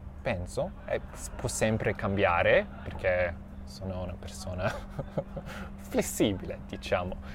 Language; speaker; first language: Italian; non-native, fluent; English